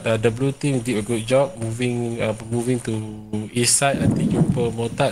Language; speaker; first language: English; non-native, local second language; Malay